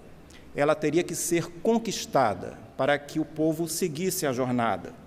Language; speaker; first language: Portuguese; native; Portuguese